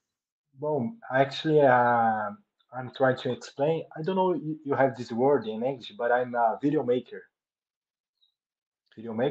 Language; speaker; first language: English; non-native, learner; Portuguese